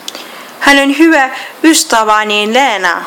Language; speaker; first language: Finnish; non-native, learner; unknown